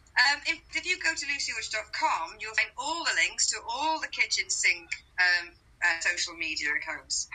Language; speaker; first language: English; native; English